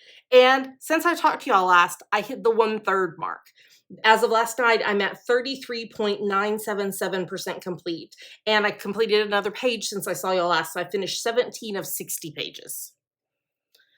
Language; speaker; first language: English; native; English